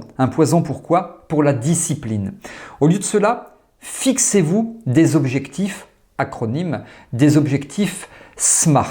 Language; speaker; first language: French; native; French